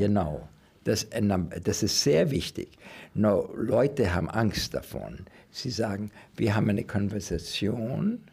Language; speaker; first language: German; non-native, learner; English